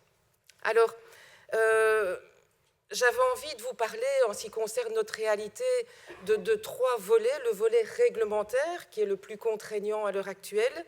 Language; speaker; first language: French; native; French